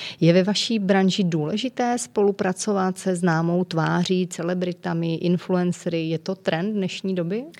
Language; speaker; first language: Czech; native; Czech